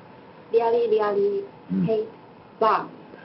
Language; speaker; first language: English; non-native, learner; Japanese